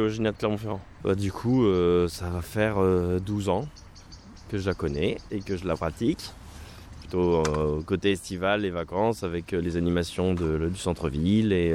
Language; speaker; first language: French; native; French